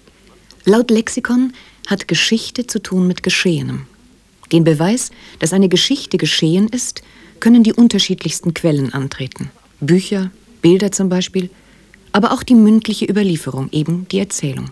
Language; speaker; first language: German; native; German